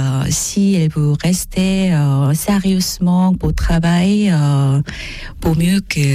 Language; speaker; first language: French; non-native, learner; Korean